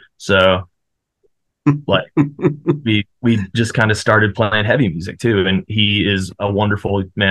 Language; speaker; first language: English; native; English